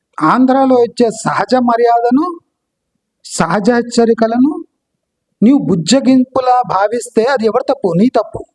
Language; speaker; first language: Telugu; non-native, local second language; Kannada